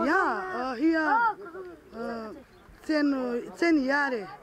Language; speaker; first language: German; non-native, learner; Romany